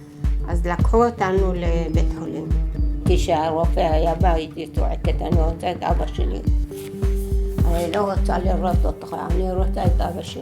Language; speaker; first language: Hebrew; early bilingual, other home language; Arabic